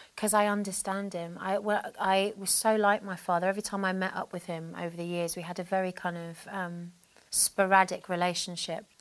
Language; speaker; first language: English; native; English